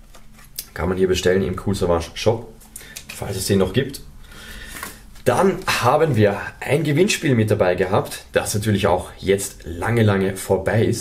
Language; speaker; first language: German; native; German